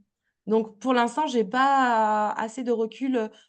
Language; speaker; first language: French; native; French